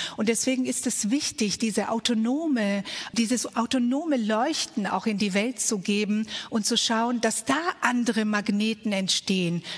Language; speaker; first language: German; early bilingual, other home language; Croatian